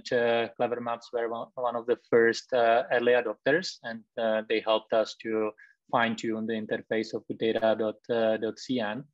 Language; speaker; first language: English; non-native, fluent; Czech